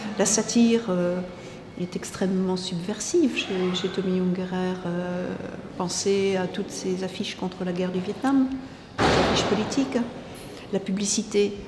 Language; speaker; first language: French; native; French